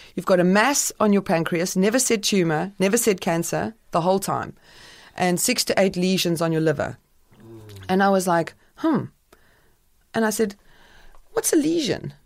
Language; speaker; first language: English; native; English